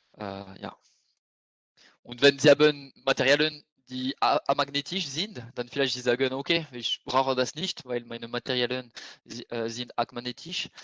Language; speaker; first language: German; non-native, fluent; French